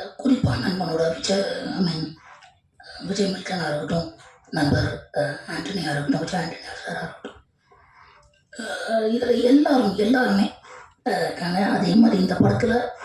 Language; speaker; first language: Tamil; native; Tamil